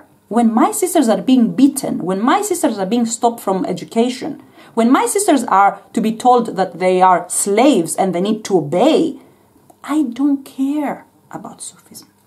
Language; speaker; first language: English; non-native, fluent; Greek